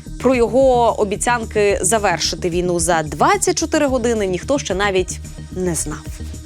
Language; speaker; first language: Ukrainian; native; Ukrainian